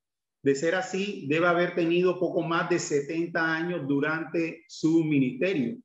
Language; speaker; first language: Spanish; native; Spanish